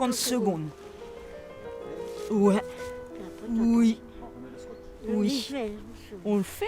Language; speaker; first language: French; native; French